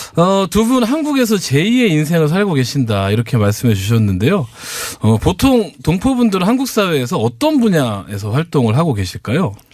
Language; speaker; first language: Korean; native; Korean